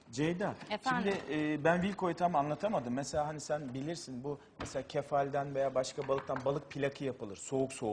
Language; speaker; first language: Turkish; native; Turkish